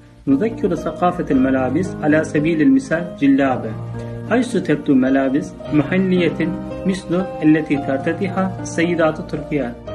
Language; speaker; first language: Arabic; non-native, fluent; Turkish